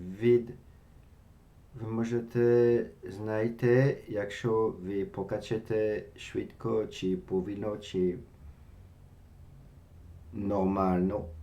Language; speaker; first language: Ukrainian; non-native, learner; French